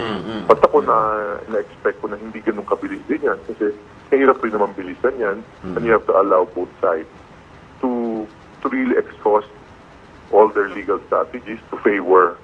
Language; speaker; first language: Filipino; native; Filipino